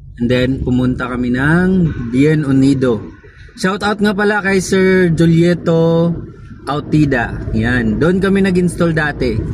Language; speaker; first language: Filipino; non-native, local second language; Cebuano